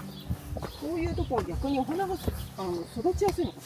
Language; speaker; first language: Japanese; native; Japanese